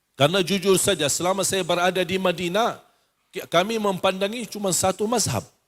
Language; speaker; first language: Malay; non-native, fluent; Arabic